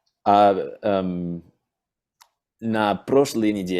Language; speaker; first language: Russian; non-native, learner; English